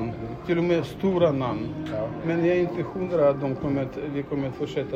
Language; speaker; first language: Swedish; non-native, fluent; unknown